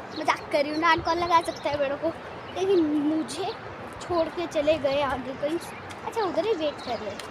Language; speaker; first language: Hindi; native; Hindi